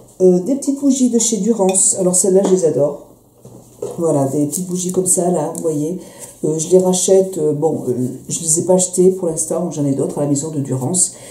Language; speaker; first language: French; native; French